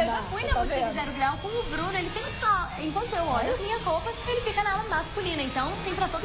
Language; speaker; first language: Portuguese; native; Portuguese